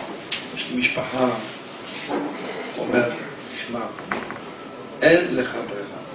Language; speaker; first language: Hebrew; non-native, fluent; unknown